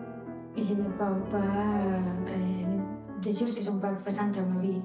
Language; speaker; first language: French; non-native, fluent; Spanish